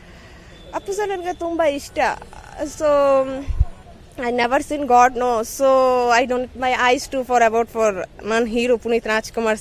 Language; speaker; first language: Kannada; non-native, local second language; Bangla